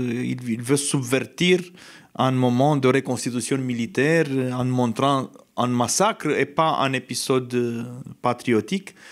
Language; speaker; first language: French; non-native, fluent; Romanian